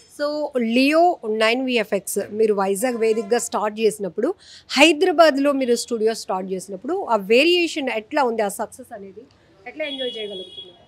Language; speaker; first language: Telugu; native; Telugu